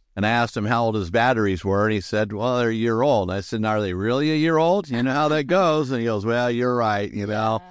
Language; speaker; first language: English; native; English